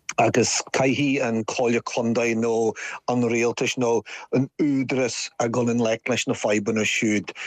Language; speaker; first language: Irish; non-native, local second language; English